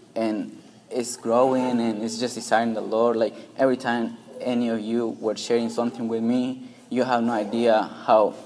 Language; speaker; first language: English; non-native, fluent; Spanish